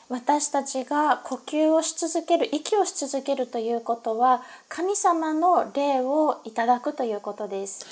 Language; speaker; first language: Japanese; native; Japanese